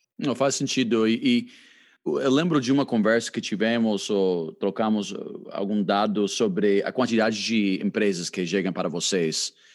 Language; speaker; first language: Portuguese; native; Portuguese